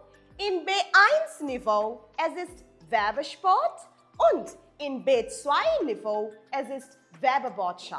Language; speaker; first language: German; non-native, fluent; Malayalam